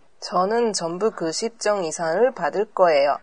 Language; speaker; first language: Korean; non-native, learner; Japanese